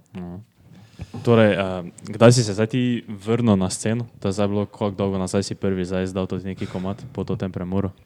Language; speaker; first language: Slovenian; native; Slovenian